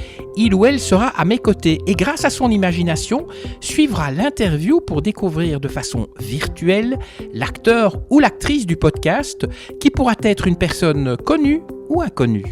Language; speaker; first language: French; native; French